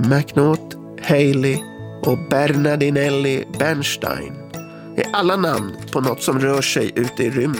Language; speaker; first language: Swedish; native; Swedish